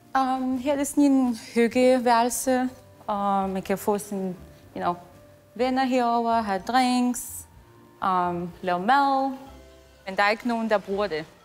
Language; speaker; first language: Danish; early bilingual, heritage; Danish